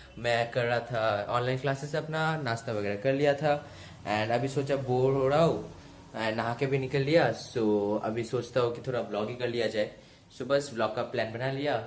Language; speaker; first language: Hindi; non-native, local second language; Bangla